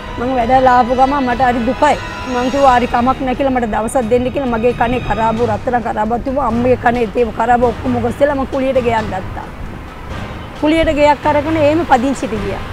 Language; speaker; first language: Sinhala; non-native, local second language; Tamil